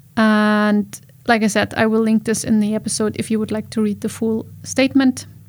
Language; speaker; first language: English; non-native, fluent; German